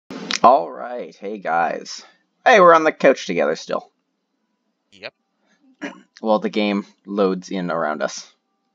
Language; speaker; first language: English; native; English